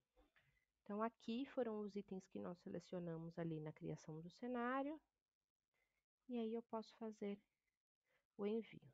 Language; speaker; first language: Portuguese; native; Portuguese